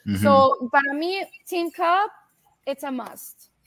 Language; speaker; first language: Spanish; early bilingual, heritage; Spanish